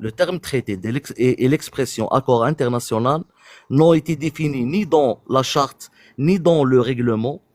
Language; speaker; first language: French; non-native, local second language; Arabic